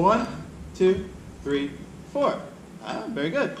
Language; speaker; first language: English; native; English